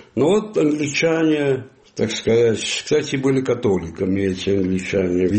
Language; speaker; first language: Russian; non-native, fluent; Italian